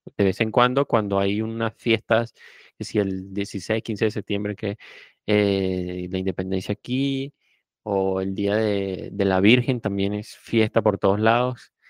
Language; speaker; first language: Spanish; native; Spanish